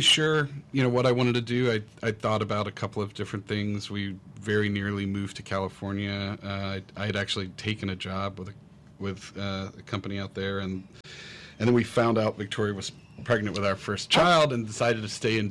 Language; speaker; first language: English; native; English